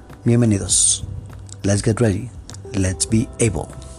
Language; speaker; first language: English; non-native, fluent; Spanish